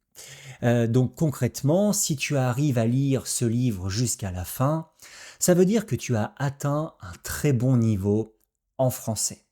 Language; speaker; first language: French; native; French